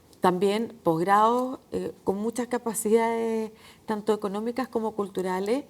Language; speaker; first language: Spanish; native; Spanish